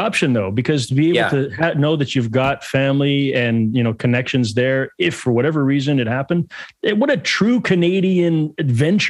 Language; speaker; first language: English; native; English